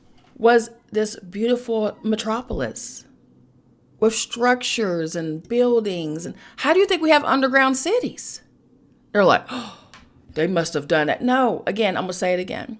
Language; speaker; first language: English; native; English